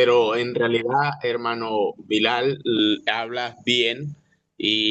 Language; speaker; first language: Spanish; native; Spanish